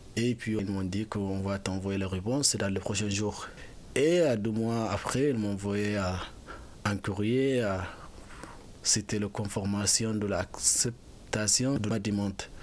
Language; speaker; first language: French; non-native, fluent; Arabic